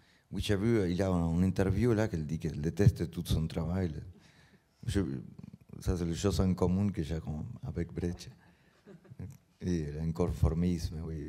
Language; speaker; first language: French; non-native, learner; Spanish